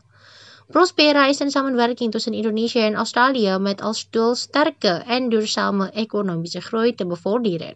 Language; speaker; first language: Dutch; non-native, fluent; Indonesian